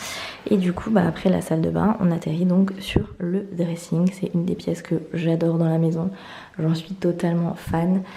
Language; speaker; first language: French; native; French